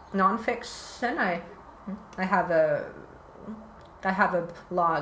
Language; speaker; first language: English; native; English